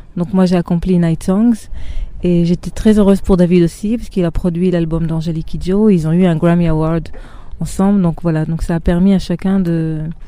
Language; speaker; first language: French; early bilingual, heritage; Hebrew